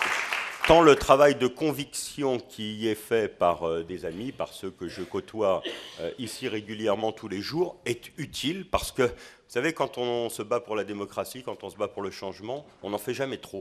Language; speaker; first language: French; native; French